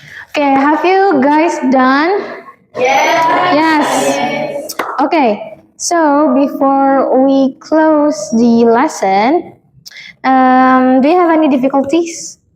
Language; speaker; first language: English; non-native, fluent; Indonesian